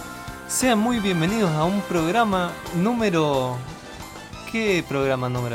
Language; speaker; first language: Spanish; native; Spanish